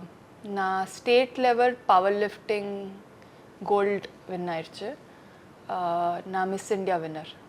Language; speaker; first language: Tamil; non-native, learner; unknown